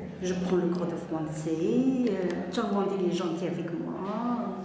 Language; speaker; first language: French; non-native, learner; Arabic